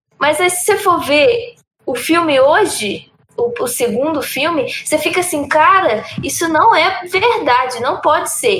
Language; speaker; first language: Portuguese; early bilingual, heritage; Portuguese